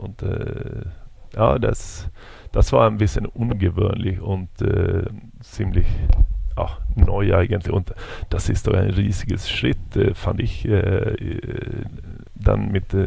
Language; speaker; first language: German; non-native, fluent; Swedish